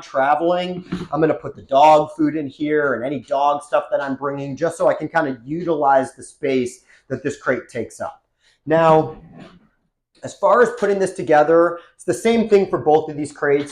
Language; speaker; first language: English; native; English